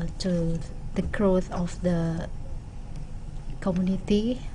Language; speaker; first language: English; non-native, local second language; Indonesian